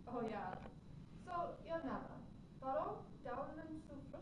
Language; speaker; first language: German; non-native, learner; English